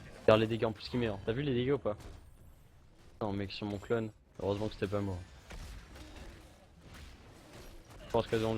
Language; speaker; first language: French; native; French